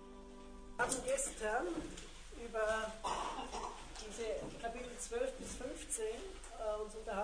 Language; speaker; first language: German; native; German